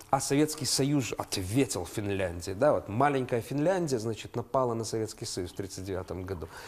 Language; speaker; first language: Russian; non-native, local second language; Ukrainian